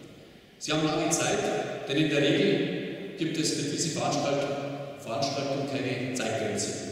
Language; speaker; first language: German; native; German